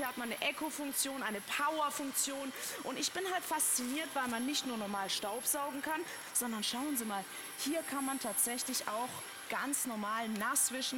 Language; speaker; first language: German; native; German